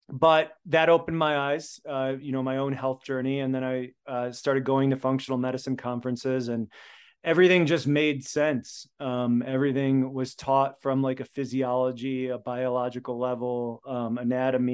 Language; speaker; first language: English; early bilingual, other home language; Polish